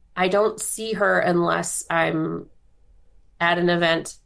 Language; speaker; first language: English; native; English